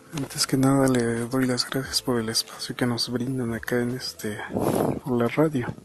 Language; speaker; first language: Spanish; non-native, local second language; Tzotzil